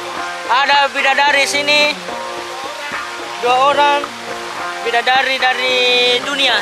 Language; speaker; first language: Indonesian; non-native, local second language; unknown